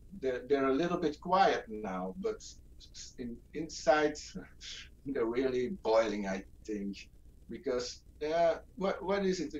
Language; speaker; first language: English; non-native, fluent; Dutch